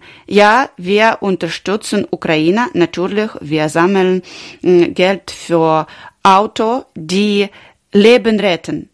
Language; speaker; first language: German; non-native, learner; Ukrainian